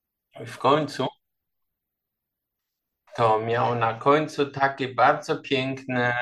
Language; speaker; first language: Polish; non-native, learner; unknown